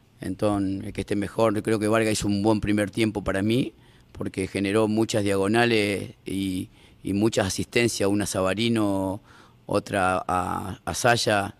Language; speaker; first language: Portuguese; non-native, learner; Spanish